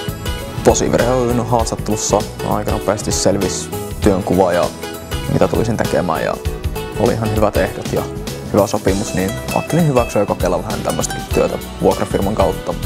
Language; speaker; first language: Finnish; native; Finnish